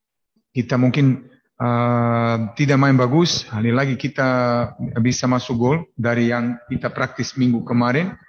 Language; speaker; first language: Indonesian; non-native, fluent; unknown